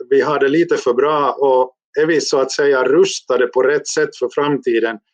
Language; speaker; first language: Swedish; native; Swedish